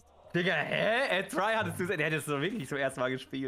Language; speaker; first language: German; native; German